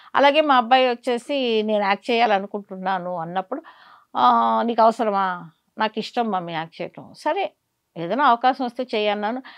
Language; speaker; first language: Telugu; native; Telugu